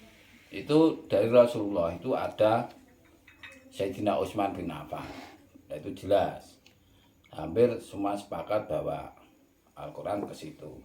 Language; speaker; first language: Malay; non-native, local second language; Javanese